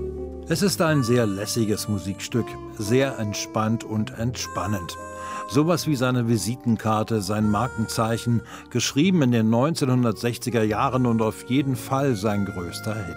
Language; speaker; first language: German; native; German